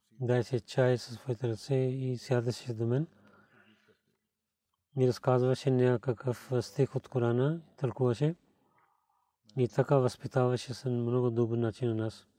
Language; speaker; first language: Bulgarian; non-native, learner; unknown